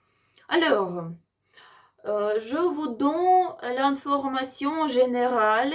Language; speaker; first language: French; non-native, learner; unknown